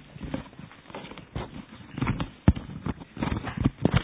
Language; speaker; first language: German; non-native, fluent; Portuguese